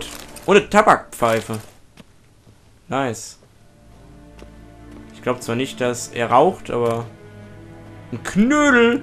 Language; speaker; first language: German; native; German